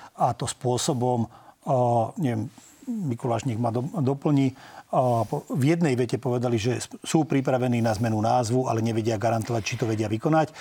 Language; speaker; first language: Slovak; non-native, local second language; Hungarian